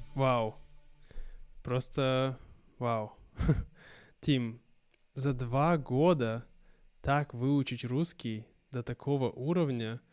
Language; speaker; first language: Russian; native; Russian